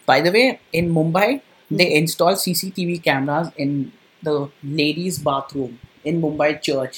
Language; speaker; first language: English; non-native, local second language; Kannada